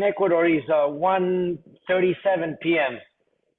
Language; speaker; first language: English; non-native, fluent; Spanish